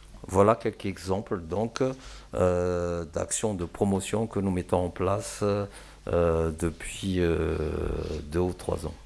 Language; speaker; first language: French; non-native, local second language; Malagasy